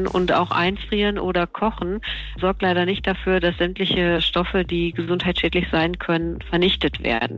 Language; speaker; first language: German; native; German